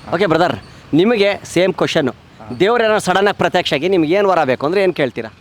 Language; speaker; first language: Kannada; native; Kannada